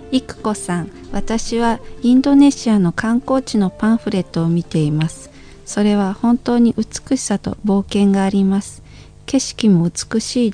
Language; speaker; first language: Japanese; non-native, learner; Indonesian